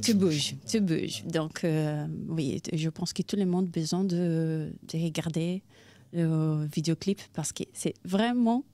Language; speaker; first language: French; non-native, fluent; Portuguese